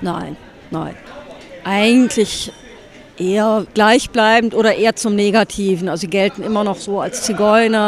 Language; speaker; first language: German; native; German